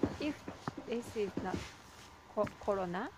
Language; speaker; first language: English; non-native, learner; Japanese